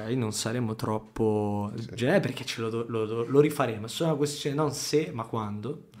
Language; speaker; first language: Italian; native; Italian